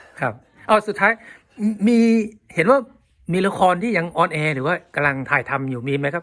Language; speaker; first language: Thai; native; Thai